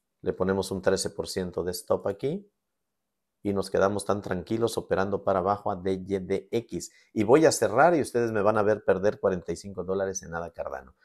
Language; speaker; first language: Spanish; native; Spanish